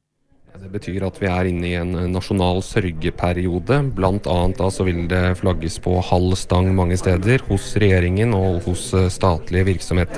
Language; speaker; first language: Norwegian; native; Norwegian